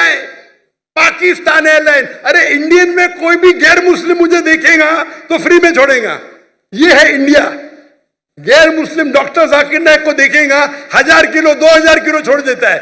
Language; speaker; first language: Hindi; non-native, local second language; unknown